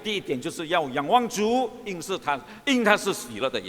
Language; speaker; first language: Chinese; early bilingual, heritage; Chinese